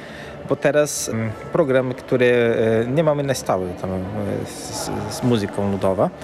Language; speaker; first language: Polish; early bilingual, heritage; Portuguese